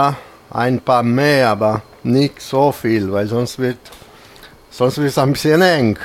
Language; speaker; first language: German; non-native, fluent; Italian